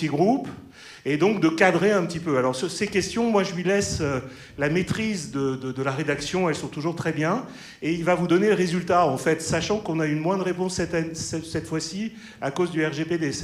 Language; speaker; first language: French; native; French